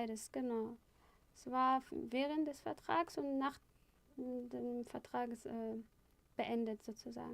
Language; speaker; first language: German; non-native, fluent; Arabic